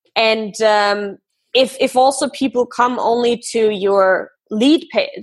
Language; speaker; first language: English; non-native, fluent; German